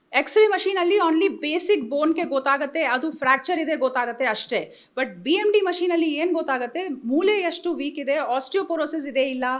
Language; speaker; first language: Kannada; non-native, learner; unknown